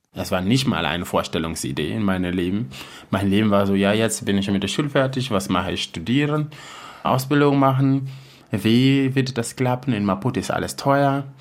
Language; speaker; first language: German; non-native, fluent; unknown